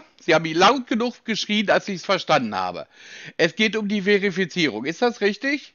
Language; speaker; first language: German; native; German